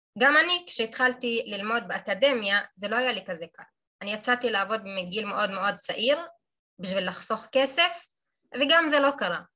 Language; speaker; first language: Hebrew; non-native, local second language; Arabic